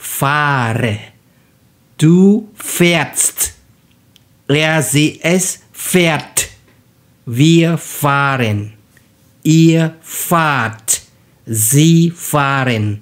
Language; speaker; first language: German; non-native, fluent; Khmer